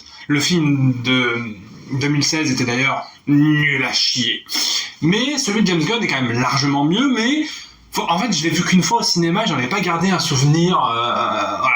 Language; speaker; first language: French; native; French